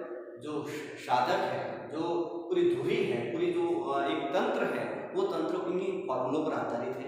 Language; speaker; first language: Hindi; native; Hindi